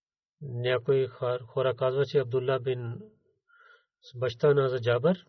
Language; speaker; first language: Bulgarian; non-native, learner; Urdu